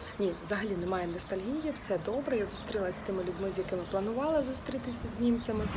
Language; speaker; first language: Ukrainian; native; Ukrainian